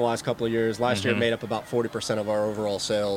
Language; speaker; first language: English; native; English